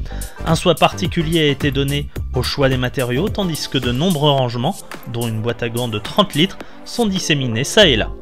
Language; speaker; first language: French; native; French